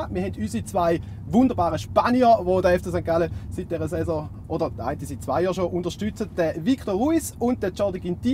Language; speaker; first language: German; native; German